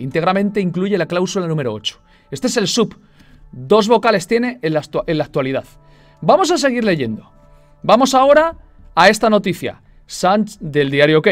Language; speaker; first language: Spanish; native; Spanish